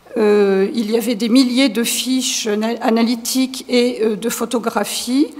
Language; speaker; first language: French; native; French